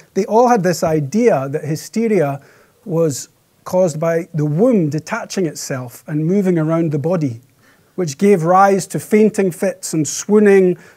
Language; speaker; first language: English; native; English